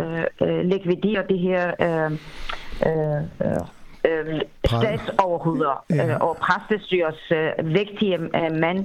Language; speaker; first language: Danish; non-native, fluent; Persian